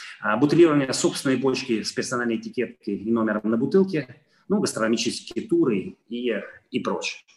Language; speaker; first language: Russian; non-native, fluent; Italian